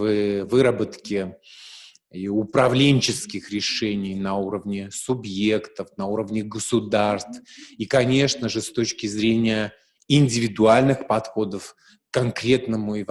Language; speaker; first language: Russian; native; Russian